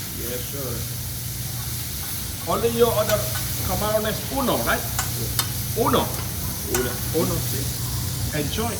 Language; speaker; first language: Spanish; non-native, learner; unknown